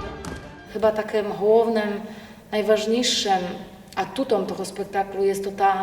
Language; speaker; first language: Polish; non-native, local second language; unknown